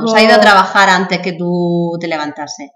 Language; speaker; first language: Spanish; native; Spanish